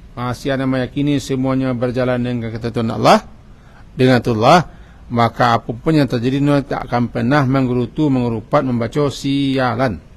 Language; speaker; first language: Malay; non-native, local second language; Minangkabau